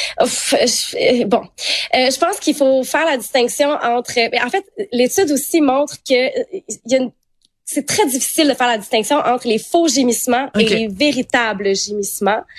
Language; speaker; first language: French; native; French